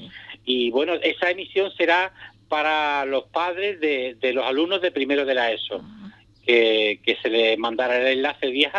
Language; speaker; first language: Spanish; native; Spanish